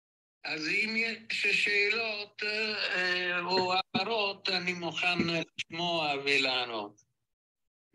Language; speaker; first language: Hebrew; non-native, fluent; Italian